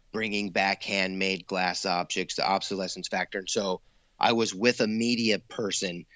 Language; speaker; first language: English; native; English